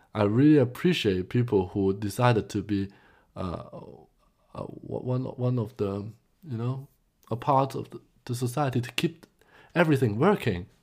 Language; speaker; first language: English; non-native, local second language; Cantonese